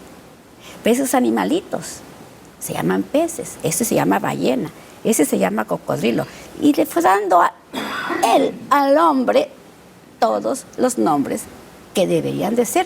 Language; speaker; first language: Spanish; native; Spanish